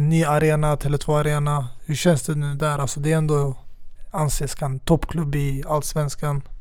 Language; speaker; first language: Swedish; early bilingual, other home language; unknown